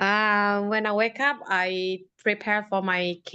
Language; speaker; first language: English; non-native, learner; Indonesian